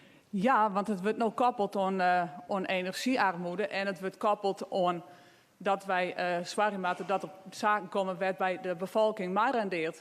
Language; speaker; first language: Dutch; non-native, local second language; Western Frisian